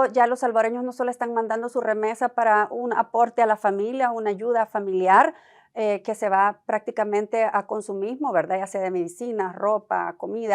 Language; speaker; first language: Spanish; native; Spanish